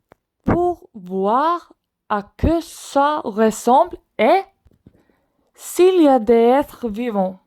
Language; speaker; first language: French; non-native, learner; Swedish